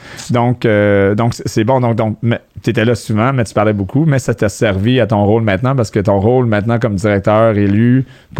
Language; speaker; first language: French; native; French